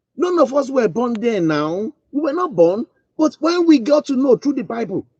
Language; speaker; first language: English; non-native, local second language; Yoruba